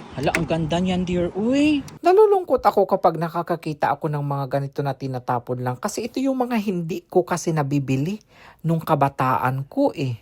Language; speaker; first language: Filipino; non-native, local second language; Cebuano